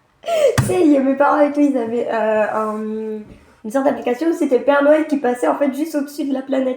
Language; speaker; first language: French; native; French